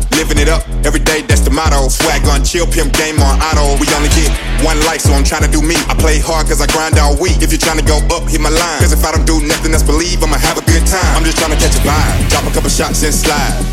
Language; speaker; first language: English; non-native, fluent; German